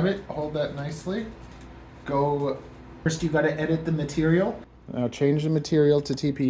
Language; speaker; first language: English; native; English